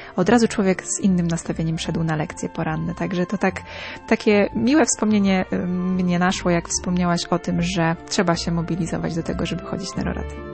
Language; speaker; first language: Polish; native; Polish